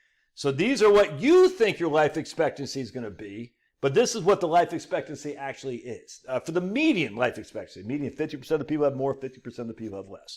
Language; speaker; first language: English; native; English